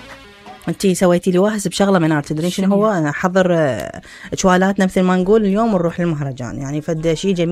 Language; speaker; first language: Arabic; native; Arabic